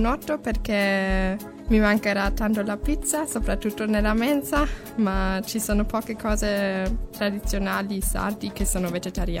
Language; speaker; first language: Italian; non-native, learner; German